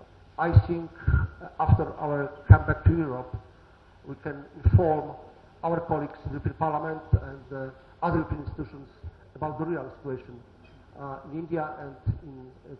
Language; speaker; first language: English; non-native, learner; Polish